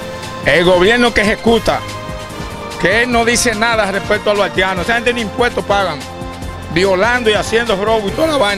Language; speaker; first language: Spanish; native; Spanish